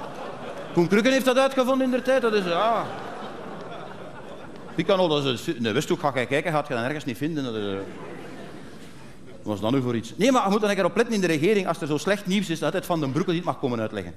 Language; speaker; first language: Dutch; native; Dutch